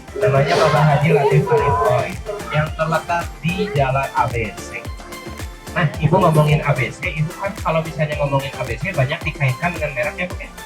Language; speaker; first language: Indonesian; native; Indonesian